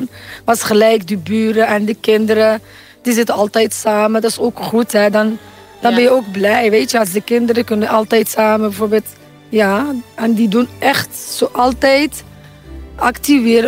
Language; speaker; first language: Dutch; non-native, learner; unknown